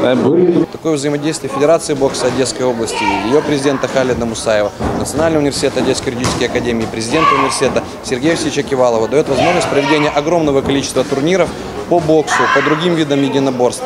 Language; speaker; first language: Russian; native; Russian